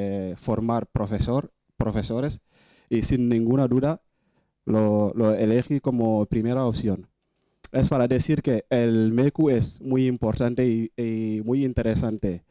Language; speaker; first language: Spanish; non-native, fluent; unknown